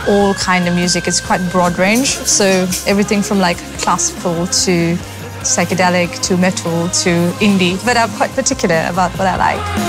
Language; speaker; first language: English; native; English